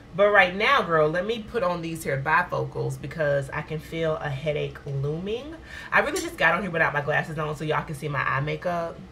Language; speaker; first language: English; native; English